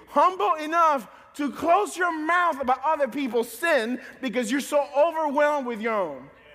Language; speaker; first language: English; native; English